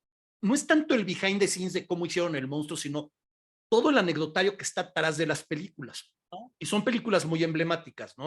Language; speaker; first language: Spanish; native; Spanish